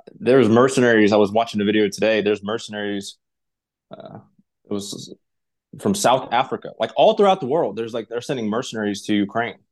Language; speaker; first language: English; non-native, fluent; Uzbek